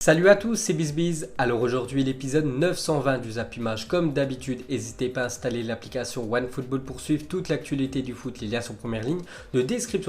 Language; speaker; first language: French; native; French